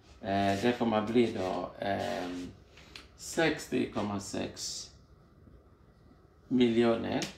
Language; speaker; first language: Swedish; non-native, fluent; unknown